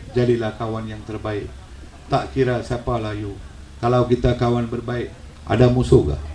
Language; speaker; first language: Malay; non-native, local second language; Tamil